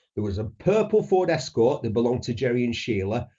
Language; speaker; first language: English; native; English